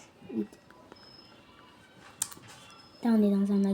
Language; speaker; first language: French; native; French